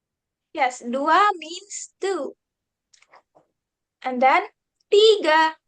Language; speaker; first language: English; non-native, fluent; Indonesian